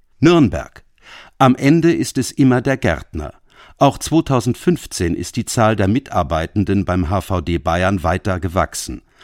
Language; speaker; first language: German; native; German